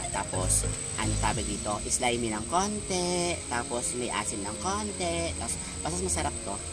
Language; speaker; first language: Filipino; non-native, local second language; Bikol